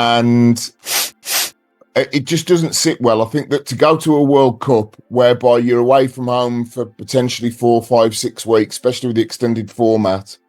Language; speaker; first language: English; native; English